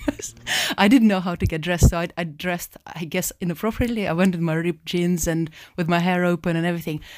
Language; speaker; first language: English; non-native, fluent; Russian